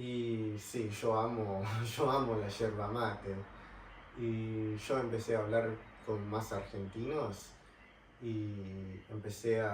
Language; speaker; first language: Spanish; non-native, fluent; English